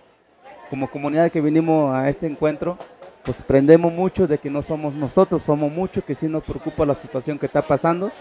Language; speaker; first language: Spanish; non-native, local second language; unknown